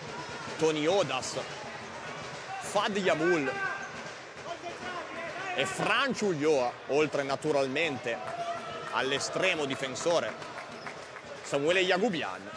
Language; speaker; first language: Italian; native; Italian